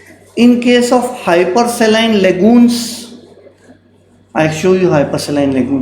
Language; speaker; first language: English; non-native, local second language; Hindi